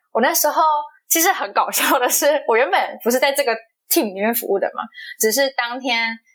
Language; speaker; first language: Chinese; native; Chinese